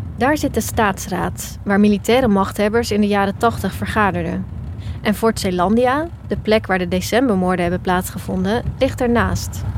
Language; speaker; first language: Dutch; native; Dutch